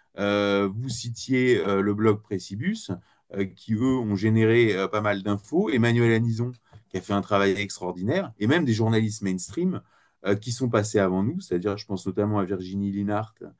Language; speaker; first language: French; native; French